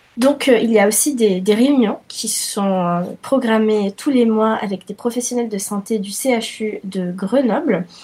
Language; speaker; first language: French; non-native, fluent; Italian